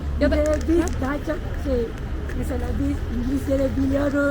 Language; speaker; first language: Turkish; non-native, learner; Malay